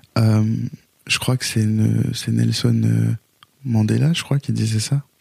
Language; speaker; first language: French; native; French